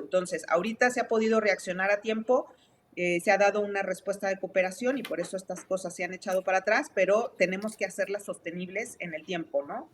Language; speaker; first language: Spanish; native; Spanish